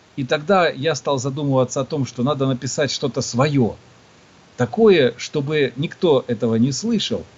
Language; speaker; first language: Russian; native; Russian